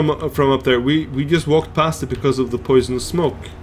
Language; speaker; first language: English; non-native, fluent; Norwegian